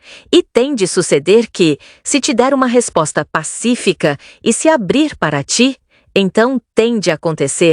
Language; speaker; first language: Portuguese; native; Portuguese